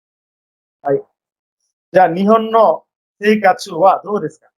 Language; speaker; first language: Japanese; non-native, fluent; Bangla